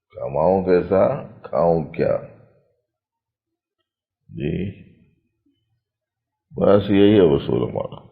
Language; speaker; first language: Urdu; native; Urdu